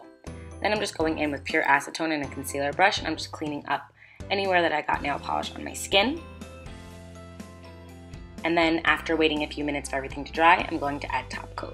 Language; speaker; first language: English; native; English